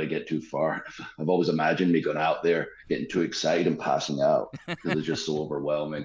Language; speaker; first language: English; native; English